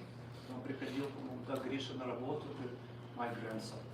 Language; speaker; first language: Russian; native; Russian